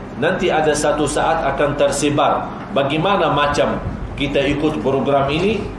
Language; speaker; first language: Malay; non-native, fluent; Arabic